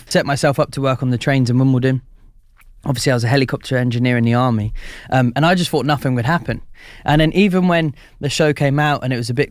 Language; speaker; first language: English; native; English